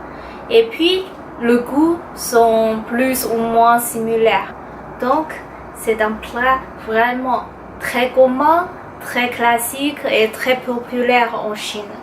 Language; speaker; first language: French; non-native, fluent; Chinese